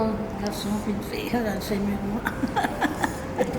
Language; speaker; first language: French; native; French